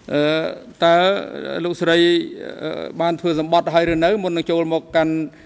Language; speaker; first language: Khmer; native; Khmer